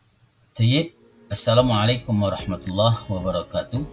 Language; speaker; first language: Arabic; non-native, fluent; Indonesian